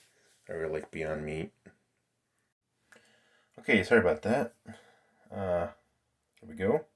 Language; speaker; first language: English; native; English